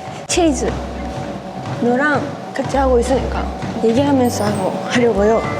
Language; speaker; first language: Korean; non-native, fluent; Japanese